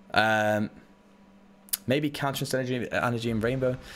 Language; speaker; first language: English; native; English